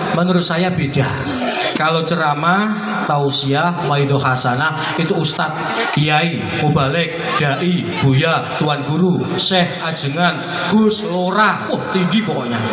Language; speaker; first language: Indonesian; non-native, local second language; Javanese